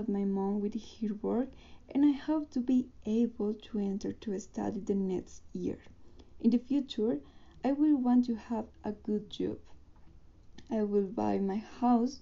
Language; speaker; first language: English; non-native, learner; Spanish